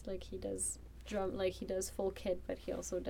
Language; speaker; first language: English; native; English